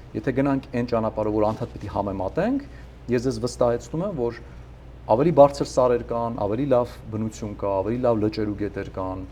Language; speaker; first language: Armenian; native; Armenian